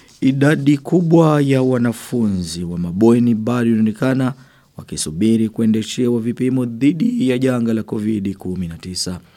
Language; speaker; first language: Swahili; non-native, local second language; Rundi